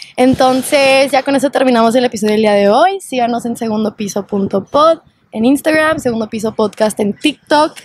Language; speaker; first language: Spanish; early bilingual, heritage; Spanish